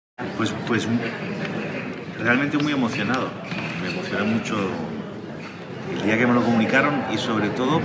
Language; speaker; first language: Spanish; native; Spanish